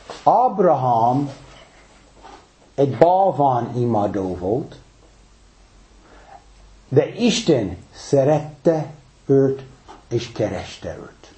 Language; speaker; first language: Hungarian; non-native, fluent; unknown